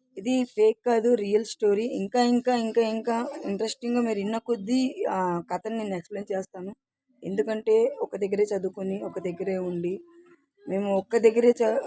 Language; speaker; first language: Telugu; non-native, fluent; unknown